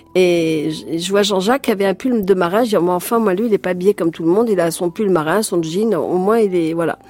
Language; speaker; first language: French; native; French